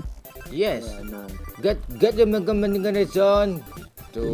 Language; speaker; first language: English; non-native, learner; Indonesian